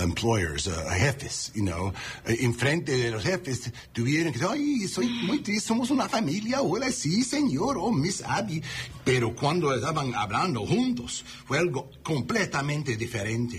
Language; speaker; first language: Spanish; non-native, learner; English